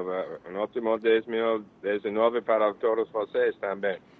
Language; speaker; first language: Portuguese; non-native, fluent; English